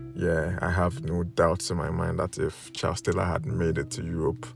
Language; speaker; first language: English; non-native, local second language; Akan